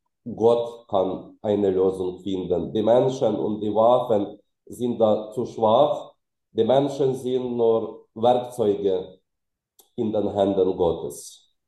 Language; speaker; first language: German; non-native, fluent; Ukrainian